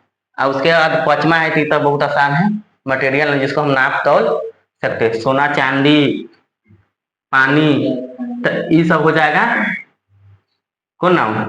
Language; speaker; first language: Hindi; non-native, local second language; Bhojpuri